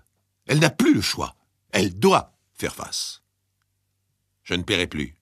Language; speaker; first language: French; native; French